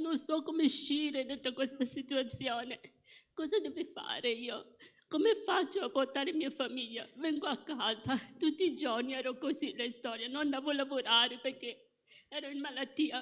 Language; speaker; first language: Italian; non-native, fluent; Morisyen